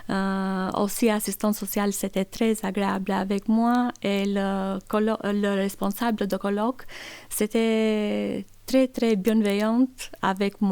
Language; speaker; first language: French; non-native, learner; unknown